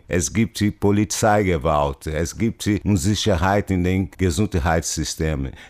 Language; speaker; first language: German; non-native, learner; Portuguese